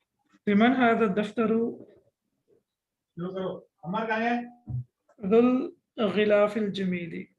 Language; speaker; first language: Arabic; non-native, fluent; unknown